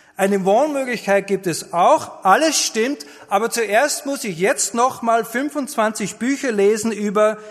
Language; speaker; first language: German; native; German